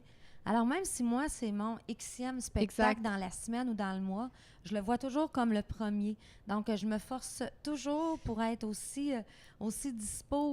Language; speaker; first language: French; native; French